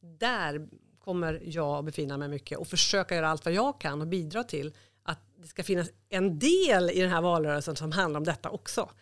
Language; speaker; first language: Swedish; native; Swedish